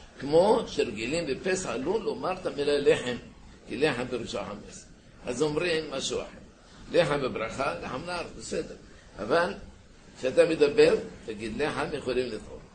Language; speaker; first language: Hebrew; early bilingual, other home language; Arabic